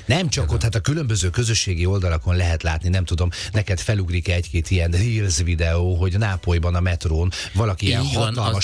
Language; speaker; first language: Hungarian; native; Hungarian